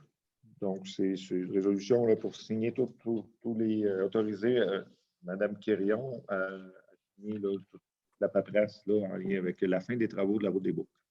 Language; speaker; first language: French; native; French